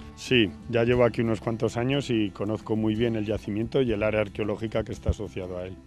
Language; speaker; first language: Spanish; native; Spanish